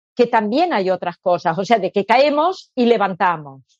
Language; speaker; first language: Spanish; native; Spanish